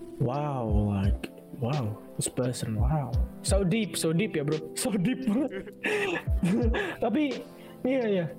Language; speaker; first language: English; non-native, fluent; Indonesian